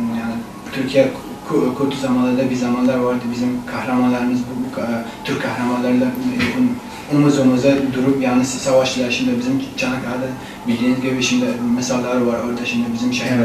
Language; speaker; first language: Turkish; non-native, fluent; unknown